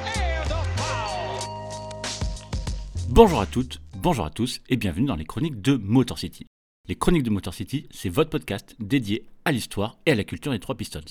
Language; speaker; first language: French; native; French